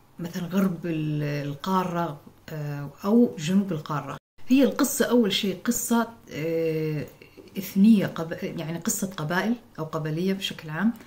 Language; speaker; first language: Arabic; non-native, local second language; Somali